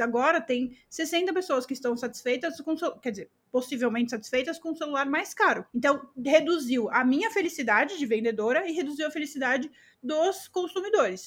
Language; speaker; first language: Portuguese; native; Portuguese